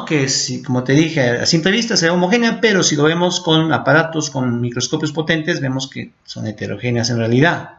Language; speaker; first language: Spanish; native; Spanish